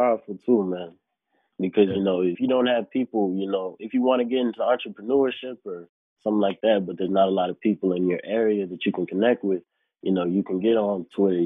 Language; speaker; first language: English; native; English